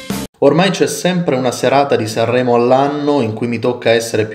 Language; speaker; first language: Italian; native; Italian